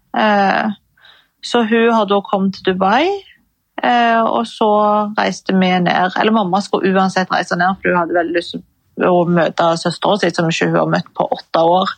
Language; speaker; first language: Norwegian; early bilingual, other home language; Arabic